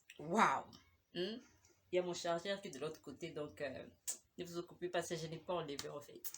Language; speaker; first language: French; non-native, local second language; Lingala